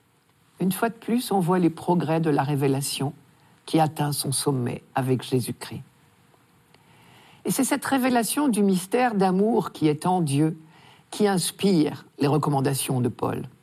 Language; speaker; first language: French; native; French